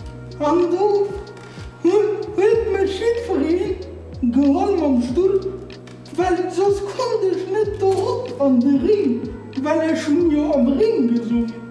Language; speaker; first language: German; non-native, local second language; Luxembourgish